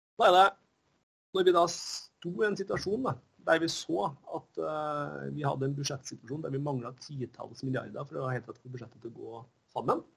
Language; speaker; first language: Norwegian; native; Norwegian